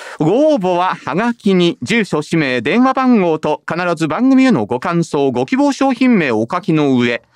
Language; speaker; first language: Japanese; native; Japanese